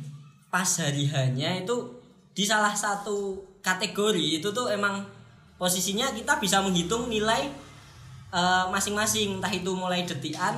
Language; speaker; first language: Indonesian; native; Indonesian